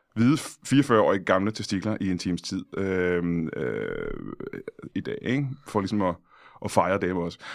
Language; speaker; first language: Danish; native; Danish